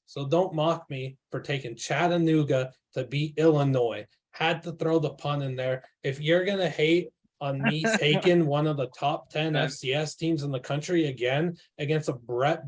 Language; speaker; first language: English; native; English